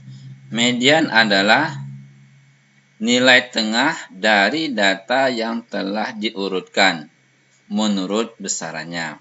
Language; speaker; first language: Indonesian; native; Indonesian